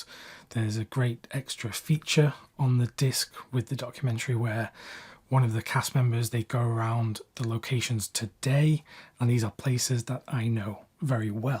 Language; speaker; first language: English; native; English